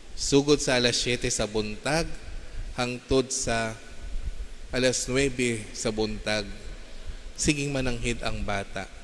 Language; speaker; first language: Cebuano; non-native, local second language; Filipino